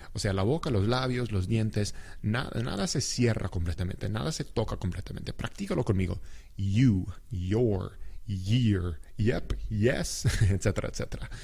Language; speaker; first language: Spanish; non-native, fluent; English